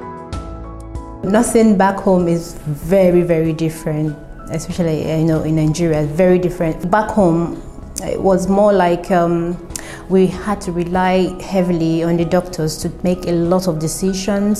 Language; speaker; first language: English; non-native, local second language; Yoruba